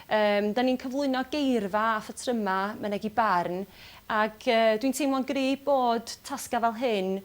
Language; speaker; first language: Welsh; native; Welsh